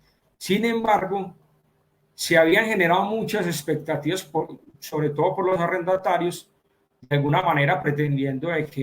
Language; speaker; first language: Spanish; native; Spanish